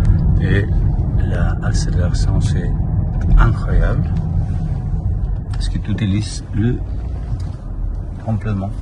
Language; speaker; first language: French; non-native, learner; Spanish